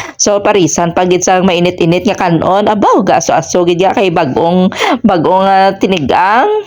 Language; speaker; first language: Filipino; non-native, local second language; Hiligaynon